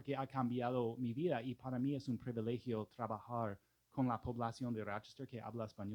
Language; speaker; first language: Spanish; non-native, fluent; English